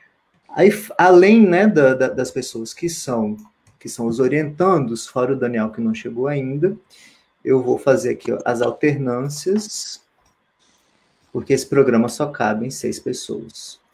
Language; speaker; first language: Portuguese; native; Portuguese